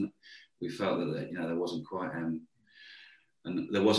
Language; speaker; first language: English; native; English